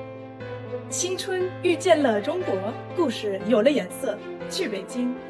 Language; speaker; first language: Chinese; non-native, fluent; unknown